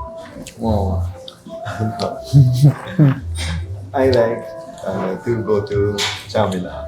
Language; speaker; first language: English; non-native, local second language; Japanese